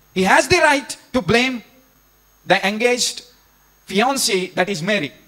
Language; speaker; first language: English; non-native, local second language; Telugu